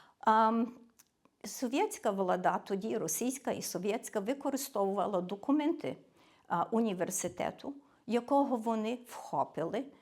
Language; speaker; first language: Ukrainian; early bilingual, heritage; Ukrainian